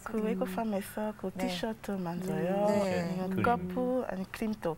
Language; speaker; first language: Korean; non-native, learner; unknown